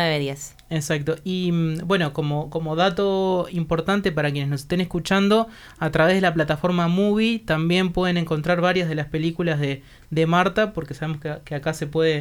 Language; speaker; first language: Spanish; native; Spanish